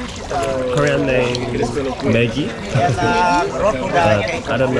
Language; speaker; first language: English; non-native, learner; Korean